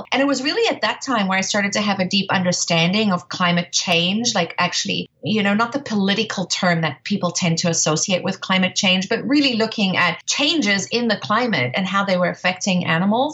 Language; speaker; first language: English; native; English